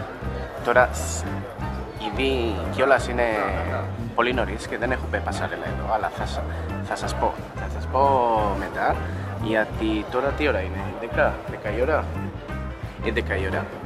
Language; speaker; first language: Greek; non-native, learner; Spanish